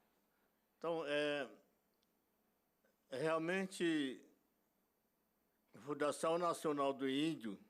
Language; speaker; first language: Portuguese; non-native, local second language; Yanomámi